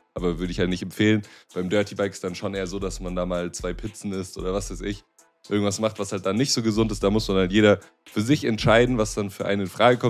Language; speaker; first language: German; native; German